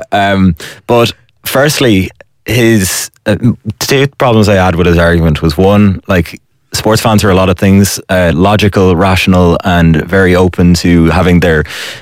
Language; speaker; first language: English; native; English